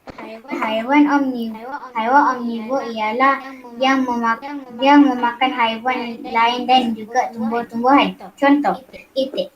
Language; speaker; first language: Malay; native; Malay